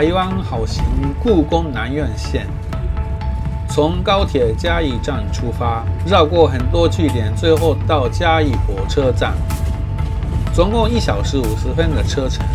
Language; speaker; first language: Chinese; non-native, fluent; Japanese